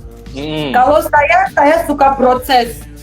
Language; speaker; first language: Indonesian; non-native, fluent; Russian